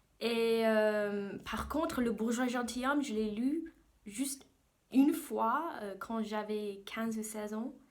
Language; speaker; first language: French; non-native, fluent; English